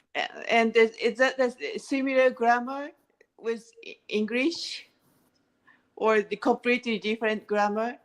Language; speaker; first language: English; non-native, learner; Japanese